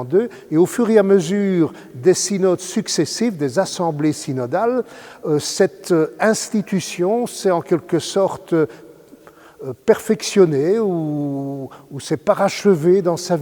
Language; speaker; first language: French; native; French